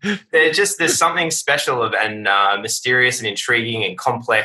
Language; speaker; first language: English; native; English